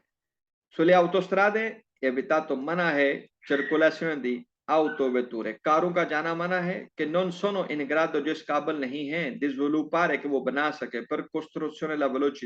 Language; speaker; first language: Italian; non-native, fluent; Urdu